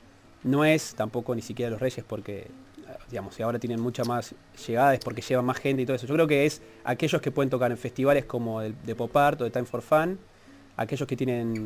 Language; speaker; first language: Spanish; native; Spanish